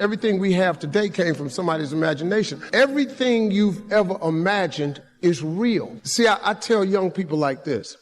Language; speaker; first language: English; native; English